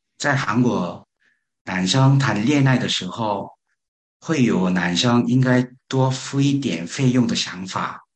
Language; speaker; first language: Chinese; non-native, learner; Korean